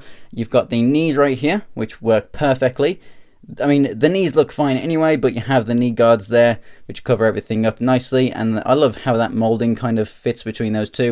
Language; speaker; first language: English; native; English